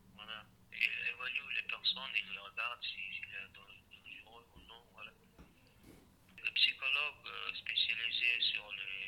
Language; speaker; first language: French; non-native, learner; Chechen